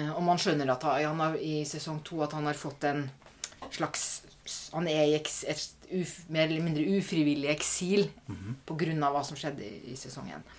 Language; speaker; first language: Norwegian; native; Norwegian